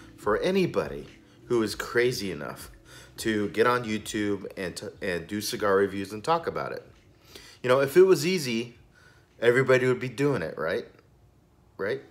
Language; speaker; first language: English; native; English